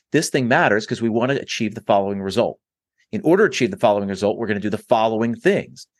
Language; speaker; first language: English; native; English